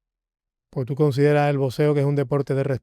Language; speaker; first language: Spanish; native; Spanish